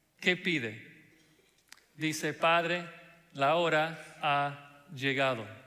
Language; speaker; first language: Spanish; non-native, fluent; English